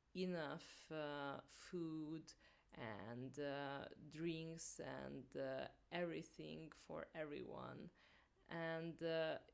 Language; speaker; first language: English; non-native, learner; Hungarian